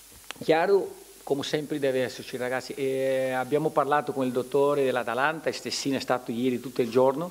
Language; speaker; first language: Italian; non-native, fluent; Portuguese